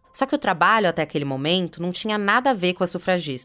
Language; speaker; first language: Portuguese; native; Portuguese